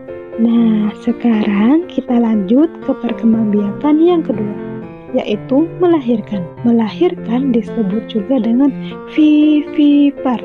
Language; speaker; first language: Indonesian; native; Indonesian